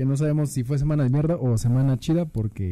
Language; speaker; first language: Spanish; native; Spanish